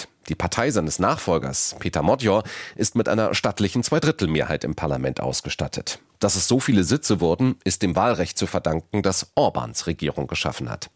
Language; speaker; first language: German; native; German